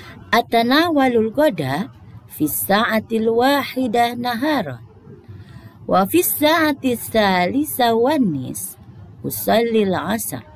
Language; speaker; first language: Arabic; non-native, fluent; Indonesian